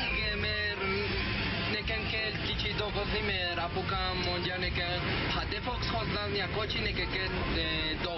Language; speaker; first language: Hungarian; non-native, learner; Spanish